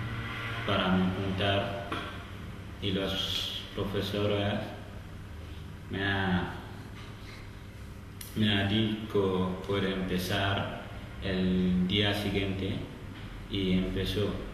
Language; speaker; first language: Spanish; non-native, learner; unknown